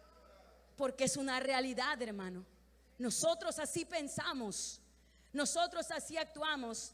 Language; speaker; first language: Spanish; native; Spanish